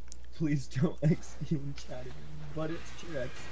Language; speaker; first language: English; native; English